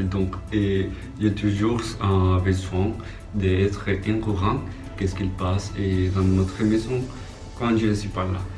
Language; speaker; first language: French; non-native, learner; Spanish